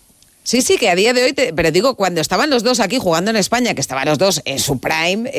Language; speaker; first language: Spanish; native; Spanish